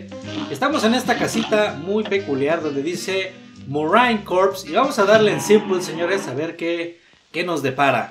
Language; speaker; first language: Spanish; native; Spanish